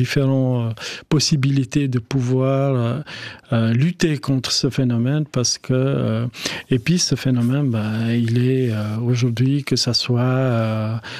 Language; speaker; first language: French; non-native, fluent; Albanian